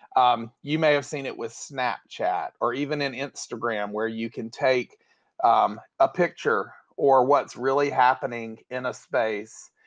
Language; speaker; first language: English; native; English